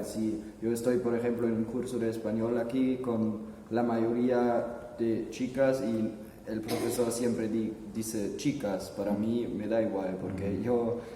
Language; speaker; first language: Spanish; non-native, fluent; German